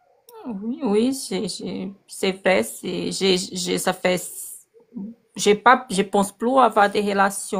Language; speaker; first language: French; non-native, learner; Portuguese